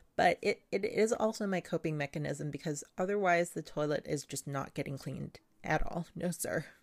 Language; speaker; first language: English; non-native, local second language; Filipino